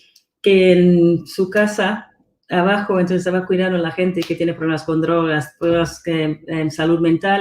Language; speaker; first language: Spanish; non-native, fluent; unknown